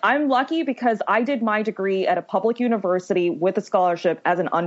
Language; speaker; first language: English; native; English